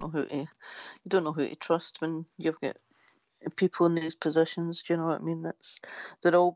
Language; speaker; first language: English; native; English